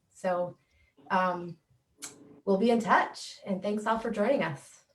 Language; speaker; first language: English; native; English